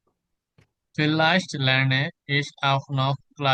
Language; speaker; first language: German; non-native, learner; Bangla